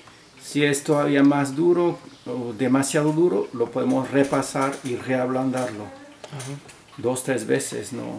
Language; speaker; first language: Spanish; non-native, fluent; French